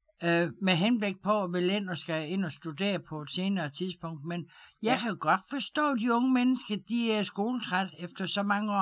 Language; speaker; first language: Danish; native; Danish